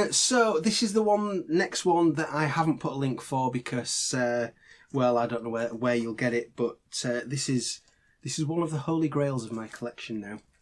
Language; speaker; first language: English; native; English